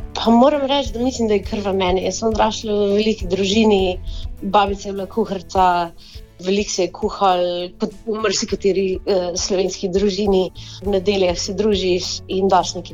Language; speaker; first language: Slovenian; early bilingual, heritage; Slovenian